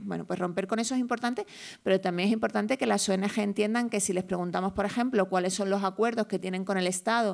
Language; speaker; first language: Spanish; native; Spanish